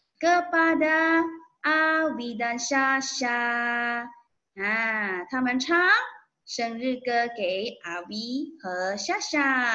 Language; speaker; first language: Malay; non-native, local second language; Chinese